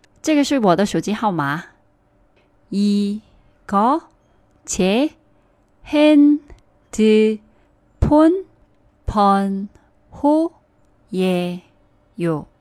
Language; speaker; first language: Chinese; non-native, fluent; Korean